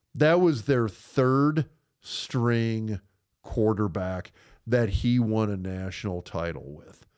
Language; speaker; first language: English; native; English